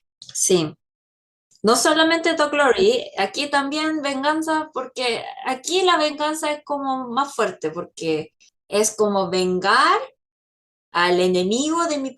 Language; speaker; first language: Spanish; non-native, fluent; Korean